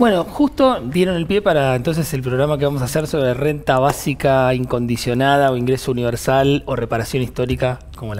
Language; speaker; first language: Spanish; native; Spanish